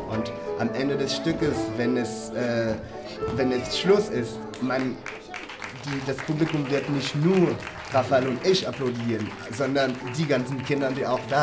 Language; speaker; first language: German; non-native, fluent; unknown